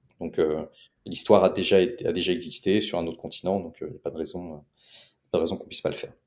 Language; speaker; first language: French; native; French